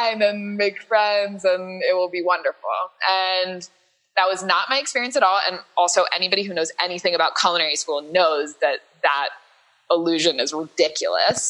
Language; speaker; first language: English; native; English